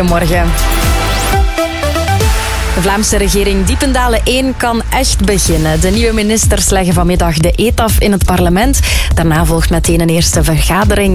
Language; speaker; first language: Dutch; native; Dutch